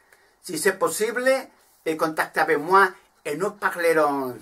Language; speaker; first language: French; non-native, learner; Spanish